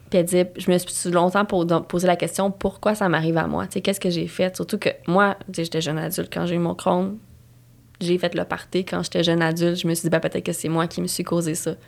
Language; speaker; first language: French; native; French